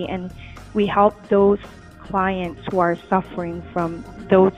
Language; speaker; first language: English; non-native, local second language; Filipino